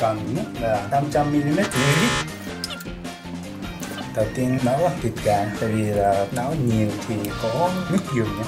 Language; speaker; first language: Vietnamese; non-native, learner; Japanese